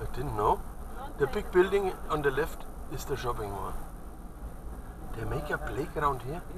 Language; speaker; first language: English; non-native, learner; German